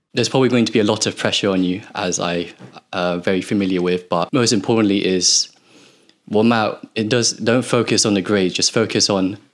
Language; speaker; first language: English; native; English